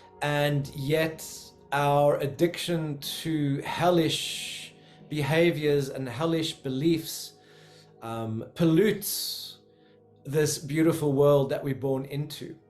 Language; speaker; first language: English; native; English